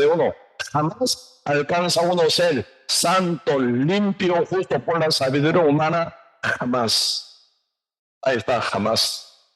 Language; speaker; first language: Spanish; non-native, learner; Korean